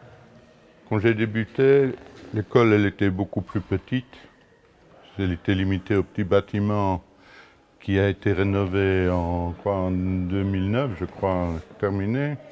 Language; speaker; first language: French; non-native, local second language; Luxembourgish